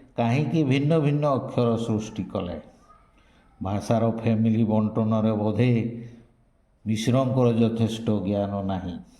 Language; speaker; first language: Odia; non-native, local second language; Santali